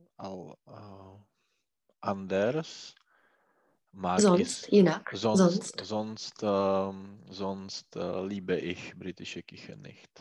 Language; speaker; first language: German; non-native, learner; Czech